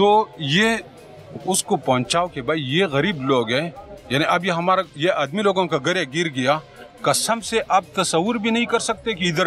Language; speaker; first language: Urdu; non-native, local second language; Pashto